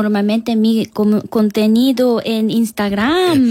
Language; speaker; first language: Spanish; non-native, learner; Korean